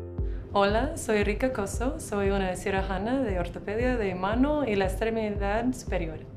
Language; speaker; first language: Spanish; non-native, fluent; English